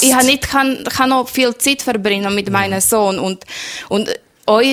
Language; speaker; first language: German; non-native, learner; Slovak